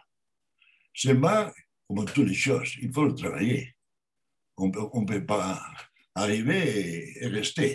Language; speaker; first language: French; non-native, learner; Spanish